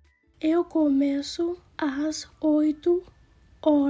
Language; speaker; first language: Portuguese; non-native, learner; Haitian Creole